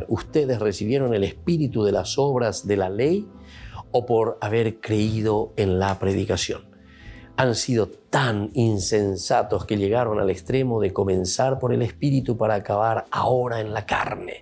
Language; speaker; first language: Spanish; native; Spanish